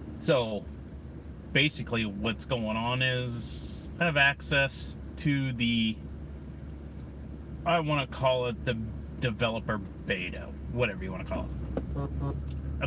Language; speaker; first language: English; native; English